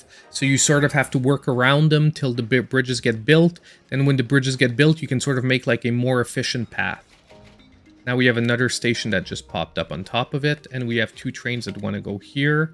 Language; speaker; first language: English; native; English